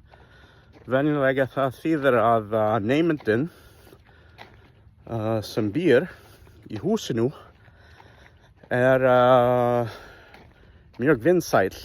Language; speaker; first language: Icelandic; non-native, learner; English